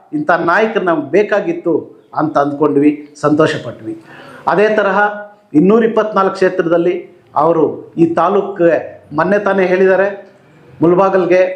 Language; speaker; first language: Kannada; native; Kannada